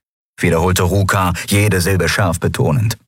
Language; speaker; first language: German; native; German